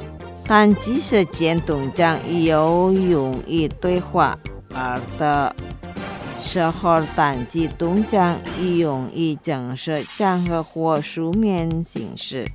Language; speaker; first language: Chinese; non-native, fluent; Indonesian